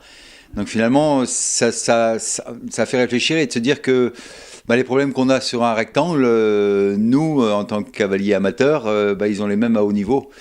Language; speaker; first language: French; native; French